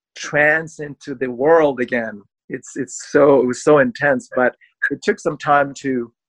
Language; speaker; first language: English; non-native, fluent; Persian